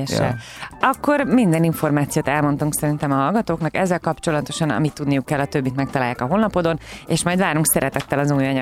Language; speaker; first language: Hungarian; native; Hungarian